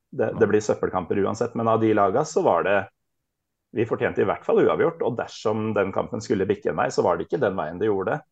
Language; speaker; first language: Norwegian; native; Norwegian